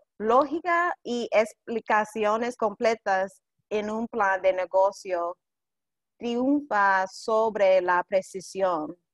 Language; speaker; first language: Spanish; non-native, fluent; English